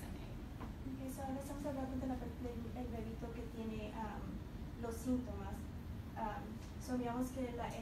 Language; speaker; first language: Spanish; early bilingual, heritage; Spanish